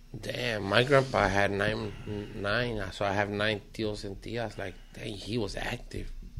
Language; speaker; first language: English; early bilingual, other home language; Spanish